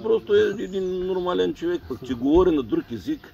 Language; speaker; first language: Russian; non-native, learner; Bulgarian